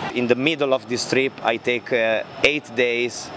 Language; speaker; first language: English; non-native, learner; Italian